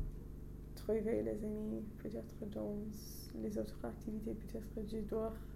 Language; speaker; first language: French; non-native, learner; English